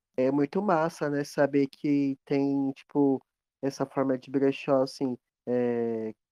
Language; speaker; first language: Portuguese; native; Portuguese